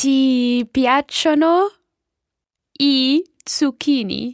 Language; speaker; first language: Italian; non-native, learner; English